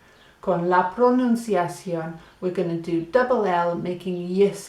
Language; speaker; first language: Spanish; non-native, fluent; English